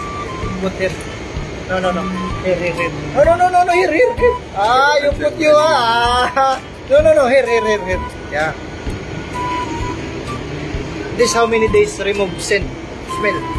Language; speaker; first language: English; non-native, learner; Filipino